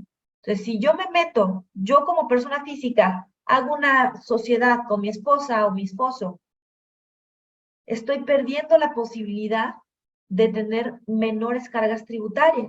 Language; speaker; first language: Spanish; native; Spanish